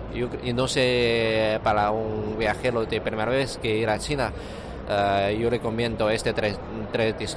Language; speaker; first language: Spanish; non-native, fluent; Chinese